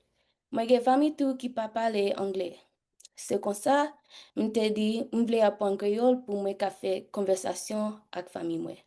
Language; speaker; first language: Haitian Creole; early bilingual, heritage; English